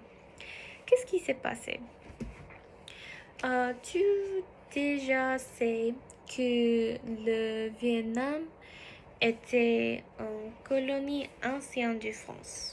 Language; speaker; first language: French; non-native, learner; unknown